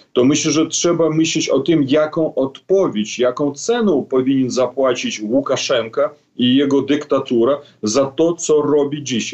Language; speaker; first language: Polish; non-native, fluent; Belarusian